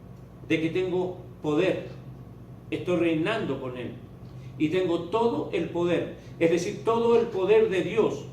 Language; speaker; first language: Spanish; native; Spanish